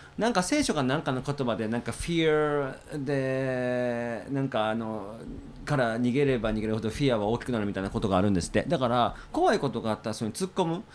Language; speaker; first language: Japanese; native; Japanese